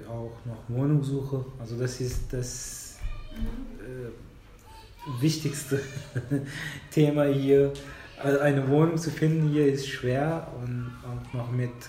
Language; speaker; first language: German; non-native, fluent; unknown